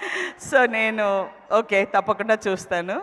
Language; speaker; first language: Telugu; non-native, fluent; Tamil